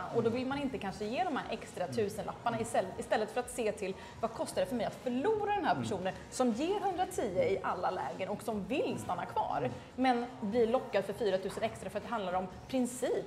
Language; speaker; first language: Swedish; native; Swedish